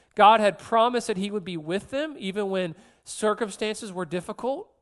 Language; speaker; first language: English; native; English